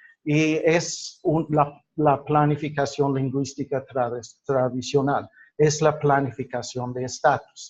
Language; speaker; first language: Spanish; non-native, fluent; English